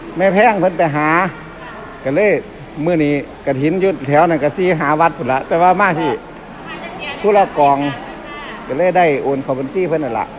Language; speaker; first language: Thai; non-native, local second language; Northeastern Thai